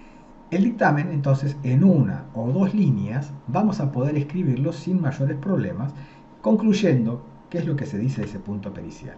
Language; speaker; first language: Spanish; native; Spanish